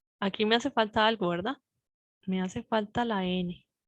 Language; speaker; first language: Spanish; native; Spanish